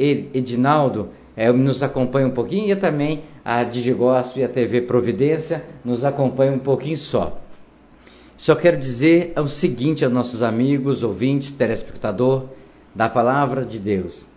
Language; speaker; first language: Portuguese; native; Portuguese